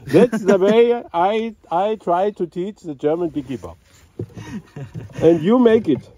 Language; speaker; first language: English; non-native, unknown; German